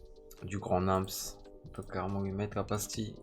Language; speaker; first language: French; native; French